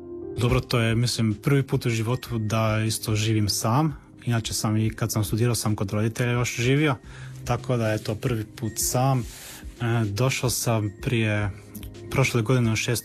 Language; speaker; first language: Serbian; early bilingual, heritage; Croatian